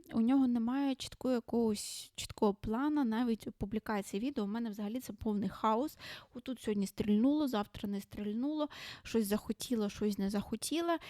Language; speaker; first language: Ukrainian; non-native, local second language; Russian